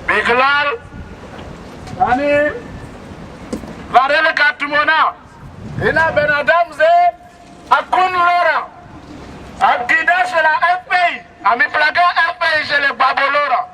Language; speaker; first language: Hebrew; non-native, learner; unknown